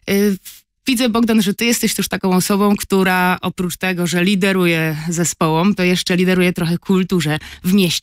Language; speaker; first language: Polish; native; Polish